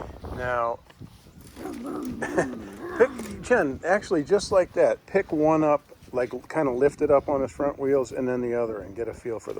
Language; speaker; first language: English; native; English